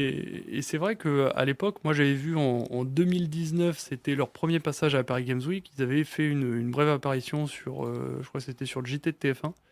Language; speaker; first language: French; native; French